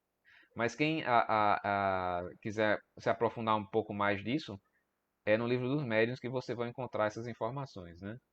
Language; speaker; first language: Portuguese; native; Portuguese